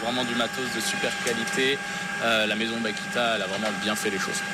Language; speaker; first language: French; native; French